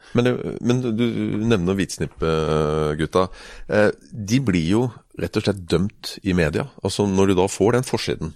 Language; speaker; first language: Norwegian; native; Norwegian